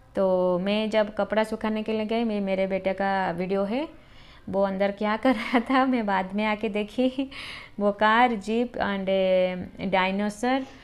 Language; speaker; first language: Hindi; non-native, local second language; Odia